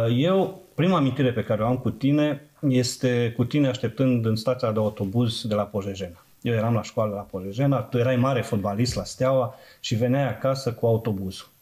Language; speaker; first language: Romanian; non-native, local second language; Serbian